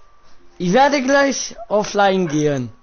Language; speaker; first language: German; non-native, learner; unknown